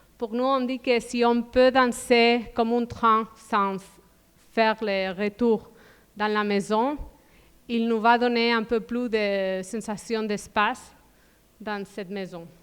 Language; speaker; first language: French; non-native, fluent; Spanish